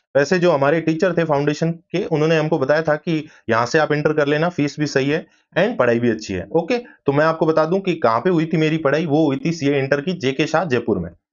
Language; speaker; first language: Hindi; native; Hindi